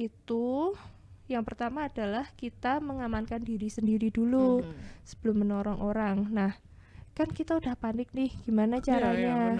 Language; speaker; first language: Indonesian; native; Indonesian